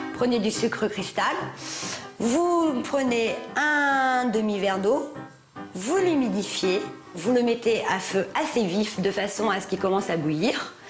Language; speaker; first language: French; native; French